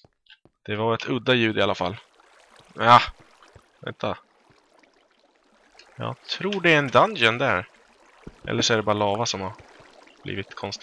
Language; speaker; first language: Swedish; native; Swedish